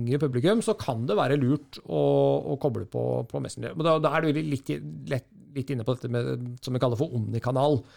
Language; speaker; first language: Norwegian; native; Norwegian